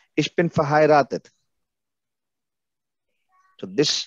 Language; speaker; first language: German; non-native, fluent; Hindi